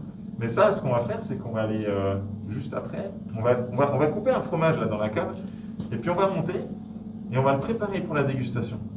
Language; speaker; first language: French; native; French